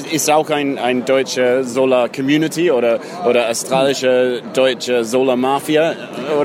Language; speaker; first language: German; non-native, learner; English